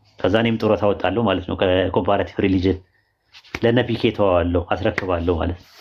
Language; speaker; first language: Amharic; native; Amharic